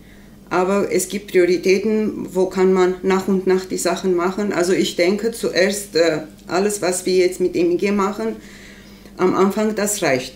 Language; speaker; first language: German; non-native, learner; Armenian